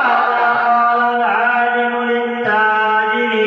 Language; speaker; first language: Arabic; non-native, fluent; Bangla